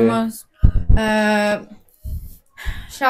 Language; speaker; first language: Spanish; non-native, learner; Finnish